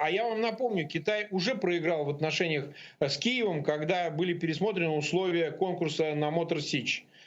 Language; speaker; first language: Russian; native; Russian